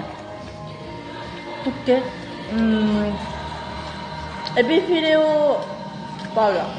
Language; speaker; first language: Korean; non-native, learner; Japanese